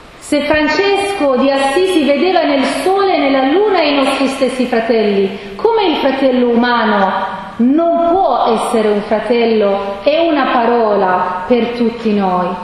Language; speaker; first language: Italian; non-native, fluent; Persian